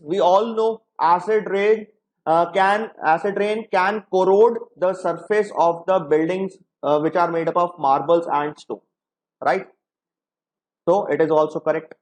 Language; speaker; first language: English; non-native, local second language; Hindi